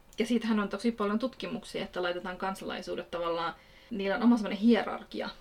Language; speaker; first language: Finnish; early bilingual, other home language; Kurdish